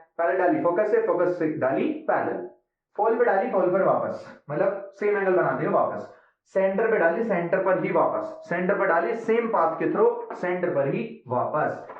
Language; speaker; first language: Hindi; native; Hindi